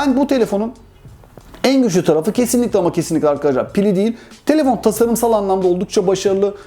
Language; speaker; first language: Turkish; native; Turkish